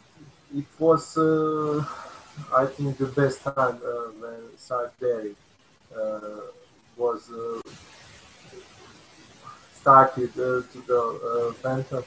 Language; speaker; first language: English; non-native, learner; Bosnian